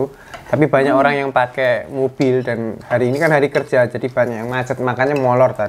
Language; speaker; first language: Indonesian; non-native, local second language; Javanese